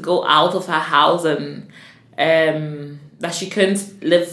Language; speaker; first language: English; native; English